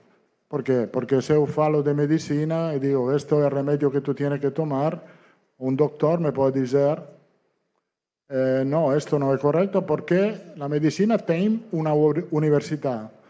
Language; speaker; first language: Portuguese; non-native, fluent; Italian